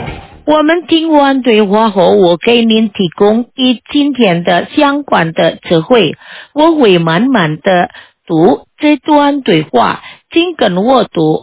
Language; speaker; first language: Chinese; non-native, fluent; Indonesian